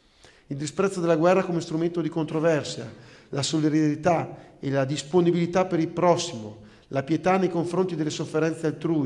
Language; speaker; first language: Italian; native; Italian